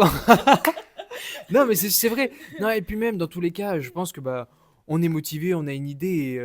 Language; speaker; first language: French; native; French